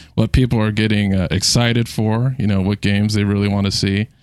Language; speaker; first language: English; native; English